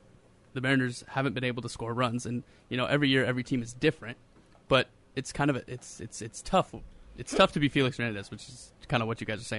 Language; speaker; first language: English; native; English